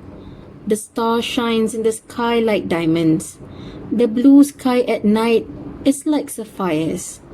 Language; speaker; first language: English; non-native, local second language; Malay